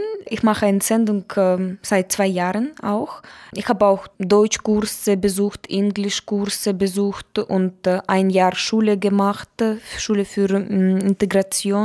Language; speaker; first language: German; non-native, learner; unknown